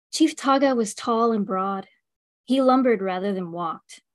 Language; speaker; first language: English; native; English